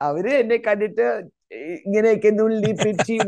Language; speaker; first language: English; non-native, local second language; Malayalam